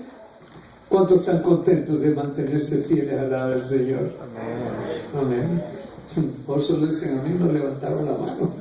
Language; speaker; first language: Spanish; native; Spanish